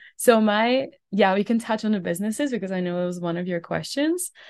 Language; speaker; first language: English; non-native, fluent; Czech